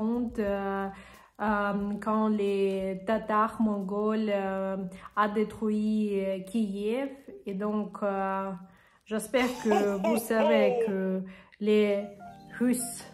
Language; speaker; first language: French; non-native, fluent; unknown